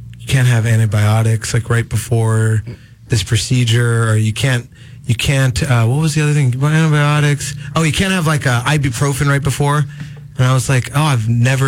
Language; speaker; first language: English; native; English